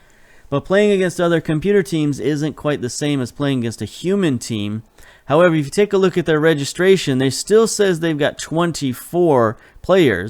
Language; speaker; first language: English; native; English